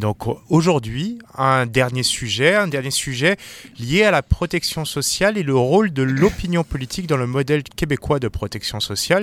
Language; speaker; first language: French; native; French